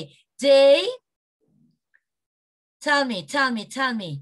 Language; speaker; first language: English; non-native, learner; Spanish